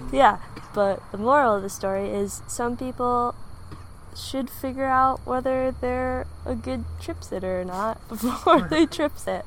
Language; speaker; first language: English; native; English